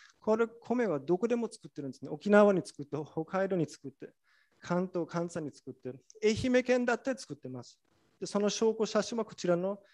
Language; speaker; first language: Japanese; non-native, fluent; German